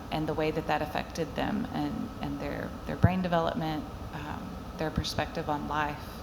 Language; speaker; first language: English; native; English